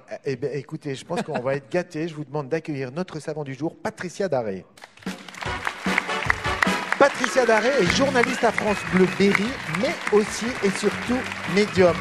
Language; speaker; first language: French; native; French